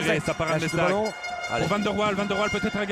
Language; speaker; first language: French; native; French